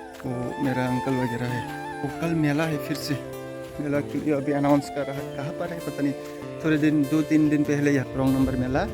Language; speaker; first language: Hindi; non-native, local second language; Kok Borok